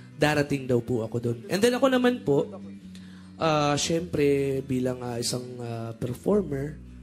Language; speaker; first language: Filipino; native; Filipino